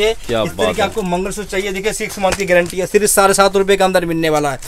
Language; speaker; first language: Hindi; non-native, local second language; Bangla